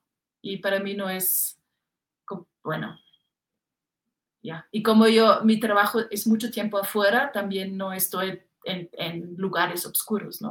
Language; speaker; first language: Spanish; non-native, fluent; German